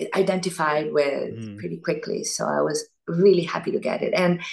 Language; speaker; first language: English; non-native, fluent; Italian